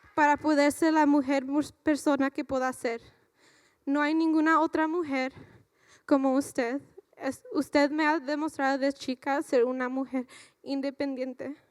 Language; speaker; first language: Spanish; early bilingual, heritage; Spanish